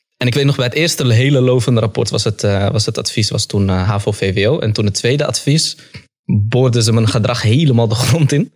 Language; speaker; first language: Dutch; early bilingual, other home language; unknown